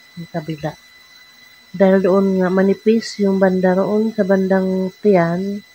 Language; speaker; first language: Filipino; non-native, local second language; Cebuano